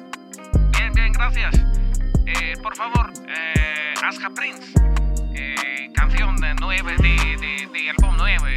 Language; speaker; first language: Spanish; non-native, learner; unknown